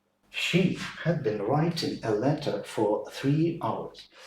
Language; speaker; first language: English; non-native, fluent; Ukrainian